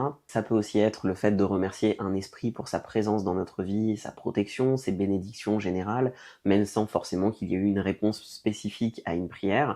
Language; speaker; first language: French; native; French